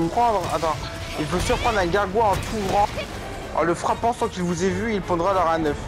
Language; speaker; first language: French; native; French